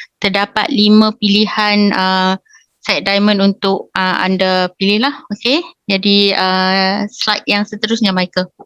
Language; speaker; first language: Malay; non-native, local second language; Chinese